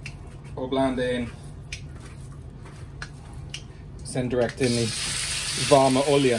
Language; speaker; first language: Swedish; non-native, fluent; English